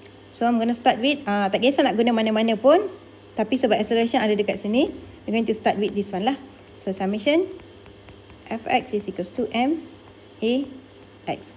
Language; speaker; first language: English; non-native, local second language; Malay